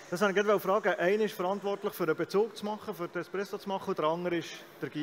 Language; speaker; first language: German; native; German